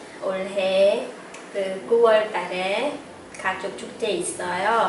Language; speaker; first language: Korean; non-native, fluent; Khmer